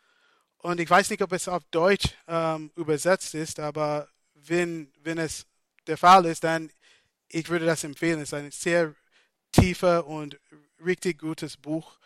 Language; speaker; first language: German; non-native, fluent; English